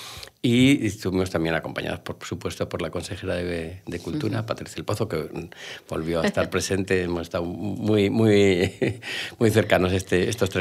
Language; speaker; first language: Spanish; native; Spanish